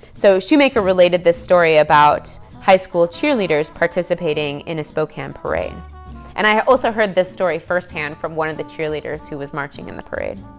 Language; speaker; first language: English; native; English